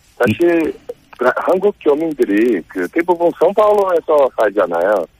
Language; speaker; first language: Korean; non-native, fluent; Portuguese